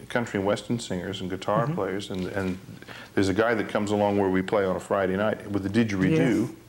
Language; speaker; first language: English; native; English